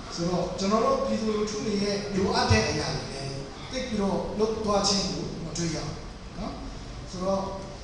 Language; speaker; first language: Burmese; non-native, local second language; Tedim Chin